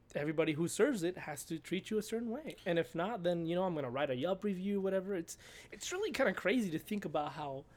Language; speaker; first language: English; early bilingual, other home language; Spanish